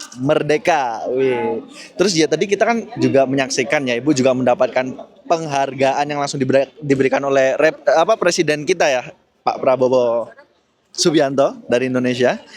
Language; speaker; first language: Indonesian; native; Indonesian